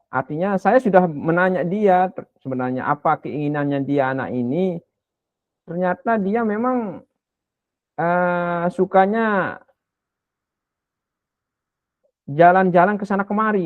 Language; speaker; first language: Indonesian; non-native, local second language; Sasak